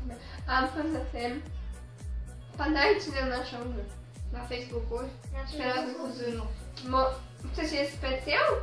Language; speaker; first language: Polish; early bilingual, heritage; Polish